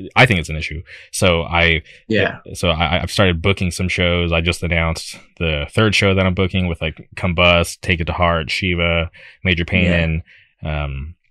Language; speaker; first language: English; native; English